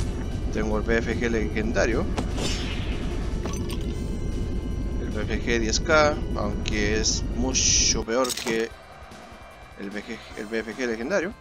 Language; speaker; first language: Spanish; native; Spanish